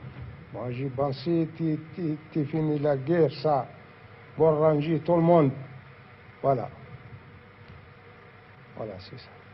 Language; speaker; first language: French; non-native, learner; Arabic